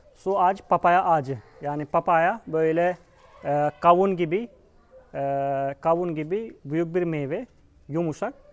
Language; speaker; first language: Turkish; non-native, fluent; Hindi